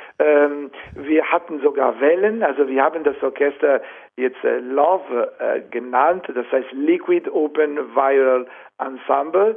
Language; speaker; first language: German; non-native, fluent; Italian